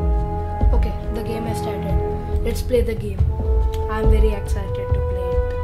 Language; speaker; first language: English; non-native, local second language; Telugu